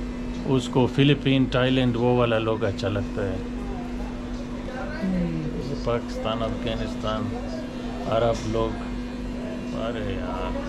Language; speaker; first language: Hindi; non-native, learner; Pashto